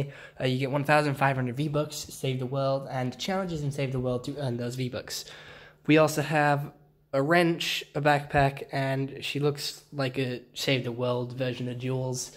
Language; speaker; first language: English; native; English